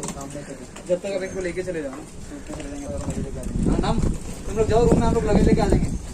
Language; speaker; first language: Hindi; non-native, local second language; Telugu